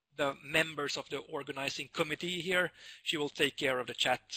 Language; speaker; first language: English; non-native, fluent; Finnish